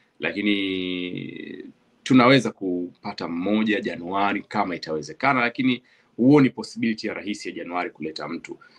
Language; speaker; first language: Swahili; native; Swahili